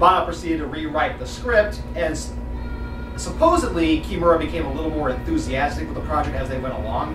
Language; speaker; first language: English; native; English